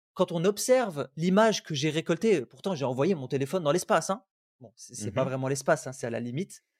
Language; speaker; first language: French; non-native, local second language; Arabic